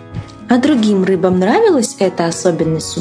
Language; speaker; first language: Russian; native; Russian